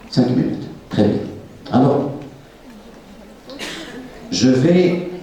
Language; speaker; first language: French; non-native, local second language; Arabic